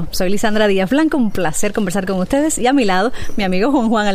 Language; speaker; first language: Spanish; native; Spanish